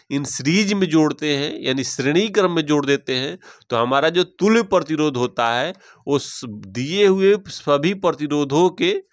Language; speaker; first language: Hindi; native; Hindi